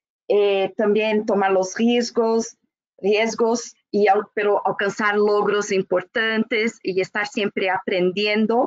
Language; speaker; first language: Spanish; non-native, fluent; Portuguese